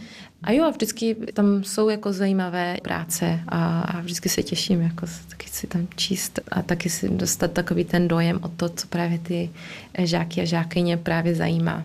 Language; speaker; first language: Czech; early bilingual, heritage; Czech